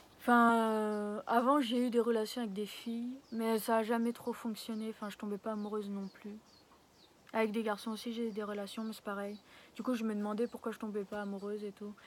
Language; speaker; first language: French; early bilingual, other home language; Spanish